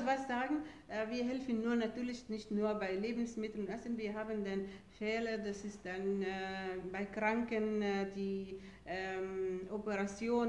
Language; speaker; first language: German; non-native, fluent; Arabic